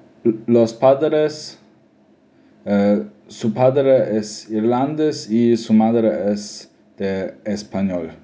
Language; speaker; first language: Spanish; non-native, learner; German